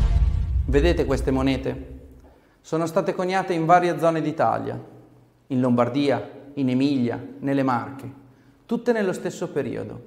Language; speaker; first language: Italian; native; Italian